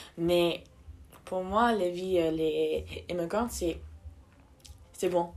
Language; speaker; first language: French; non-native, learner; English